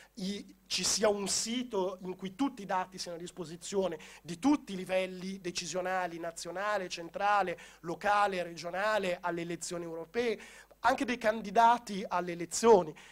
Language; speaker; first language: Italian; native; Italian